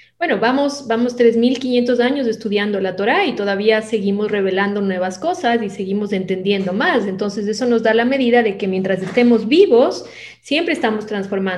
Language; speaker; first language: Spanish; native; Spanish